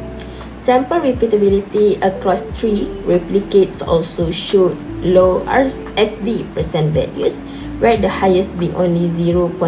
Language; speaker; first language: English; non-native, local second language; Malay